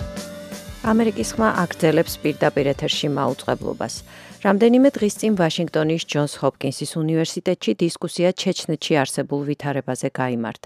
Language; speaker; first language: Georgian; native; Georgian